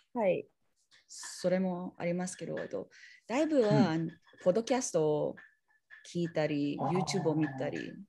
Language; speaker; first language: Japanese; non-native, learner; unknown